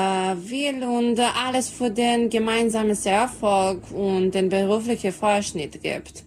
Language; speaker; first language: German; non-native, learner; Serbian